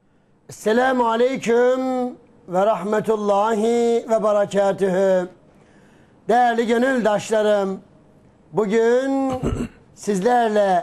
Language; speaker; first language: Turkish; native; Turkish